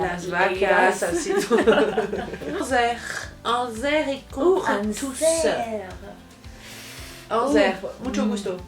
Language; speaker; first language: Spanish; non-native, fluent; French